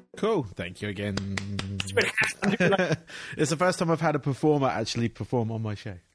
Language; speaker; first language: English; native; English